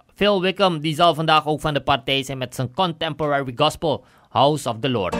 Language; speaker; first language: Dutch; native; Dutch